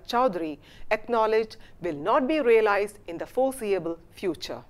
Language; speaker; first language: English; non-native, local second language; Malayalam